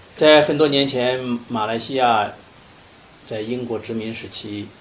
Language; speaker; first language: Chinese; native; Chinese